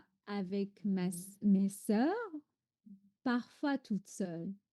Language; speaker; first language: French; non-native, fluent; Arabic